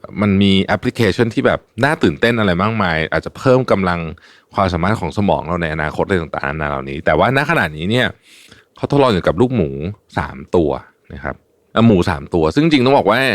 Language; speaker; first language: Thai; native; Thai